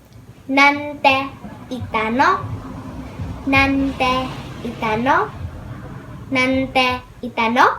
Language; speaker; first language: Japanese; non-native, learner; Filipino